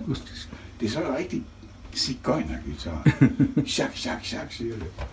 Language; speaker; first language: Danish; native; Danish